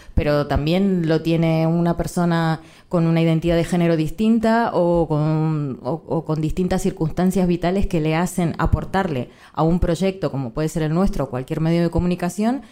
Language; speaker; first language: Spanish; native; Spanish